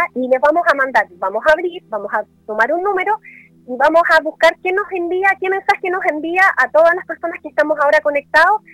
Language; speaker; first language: Spanish; native; Spanish